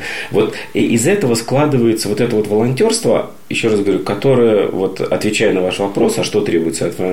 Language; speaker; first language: Russian; native; Russian